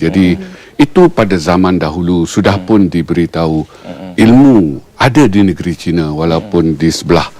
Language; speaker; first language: Malay; native; Malay